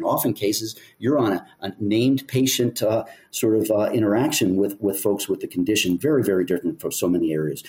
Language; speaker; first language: English; native; English